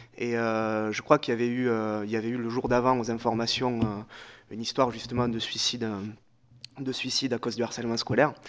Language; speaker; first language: French; native; French